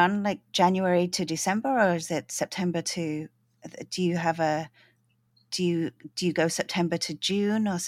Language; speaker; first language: English; native; English